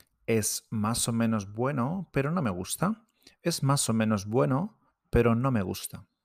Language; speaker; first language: Spanish; non-native, fluent; English